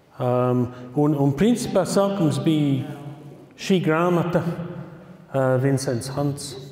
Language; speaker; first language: Latvian; early bilingual, heritage; Latvian